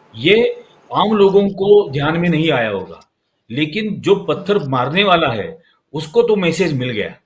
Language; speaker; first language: Hindi; non-native, local second language; Marathi